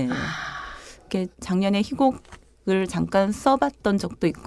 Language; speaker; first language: Korean; native; Korean